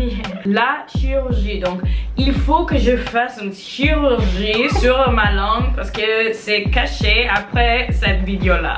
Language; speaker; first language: French; non-native, fluent; English